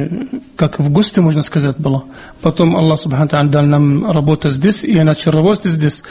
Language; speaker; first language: Russian; non-native, fluent; Arabic